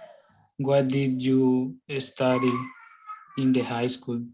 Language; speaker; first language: English; non-native, learner; Spanish